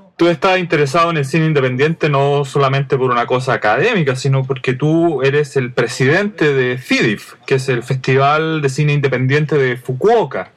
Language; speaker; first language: Spanish; native; Spanish